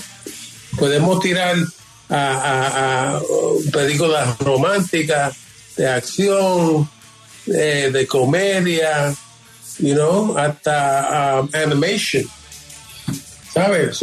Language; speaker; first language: Spanish; early bilingual, heritage; Spanish